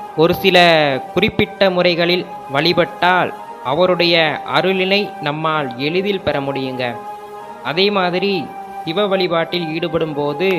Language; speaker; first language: Tamil; native; Tamil